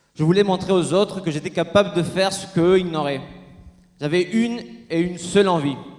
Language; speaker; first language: French; non-native, fluent; Spanish